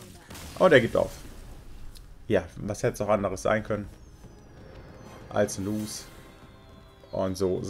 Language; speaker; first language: German; native; German